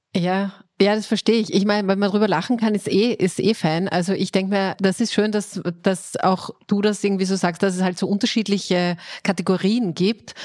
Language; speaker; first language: German; native; German